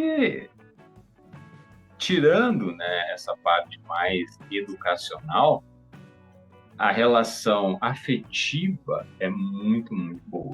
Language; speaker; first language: Portuguese; native; Portuguese